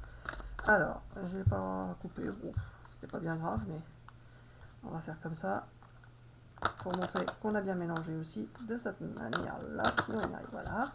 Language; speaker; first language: French; native; French